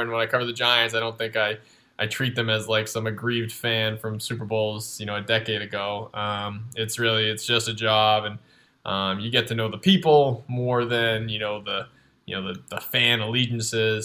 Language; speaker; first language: English; native; English